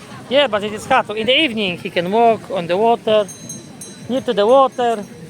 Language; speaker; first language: English; non-native, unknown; Polish